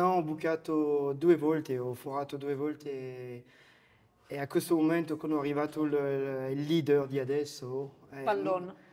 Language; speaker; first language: Italian; non-native, fluent; French